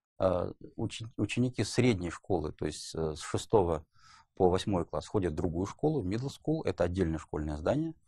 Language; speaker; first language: Russian; native; Russian